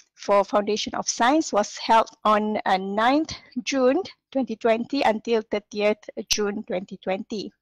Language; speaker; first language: English; non-native, local second language; Malay